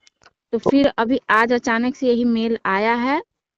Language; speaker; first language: Hindi; native; Hindi